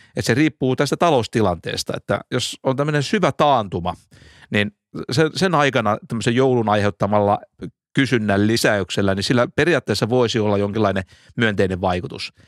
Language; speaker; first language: Finnish; native; Finnish